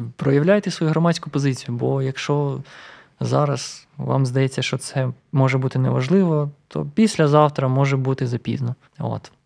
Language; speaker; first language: Ukrainian; non-native, local second language; Russian